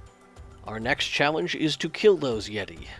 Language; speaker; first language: English; native; English